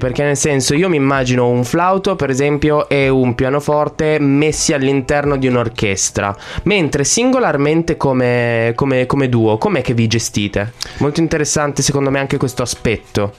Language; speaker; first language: Italian; native; Italian